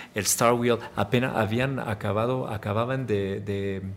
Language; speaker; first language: Spanish; early bilingual, heritage; Spanish